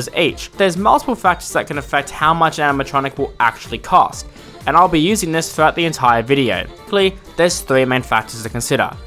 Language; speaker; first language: English; native; English